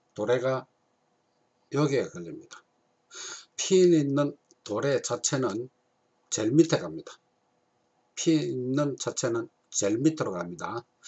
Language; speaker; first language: Korean; native; Korean